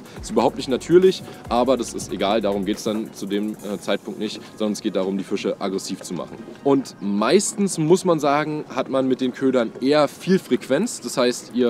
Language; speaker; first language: German; native; German